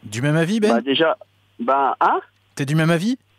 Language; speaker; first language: French; native; French